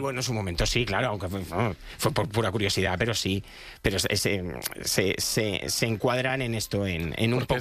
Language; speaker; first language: Spanish; native; Spanish